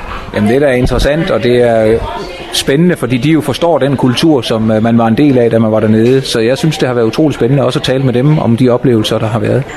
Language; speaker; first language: Danish; native; Danish